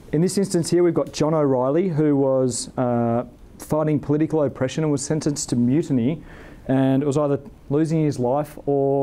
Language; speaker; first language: English; native; English